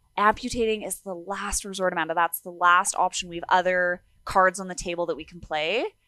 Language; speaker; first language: English; native; English